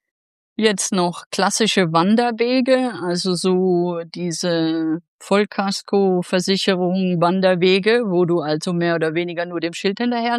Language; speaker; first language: German; native; German